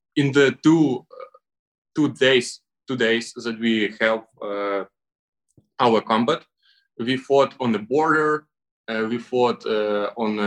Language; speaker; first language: English; non-native, learner; Ukrainian